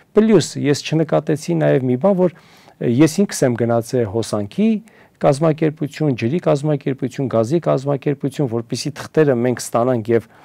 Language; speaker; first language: Armenian; early bilingual, heritage; Armenian